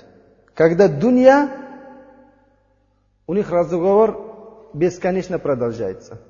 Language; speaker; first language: Russian; non-native, learner; Uzbek